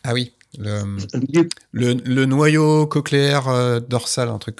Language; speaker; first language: French; native; French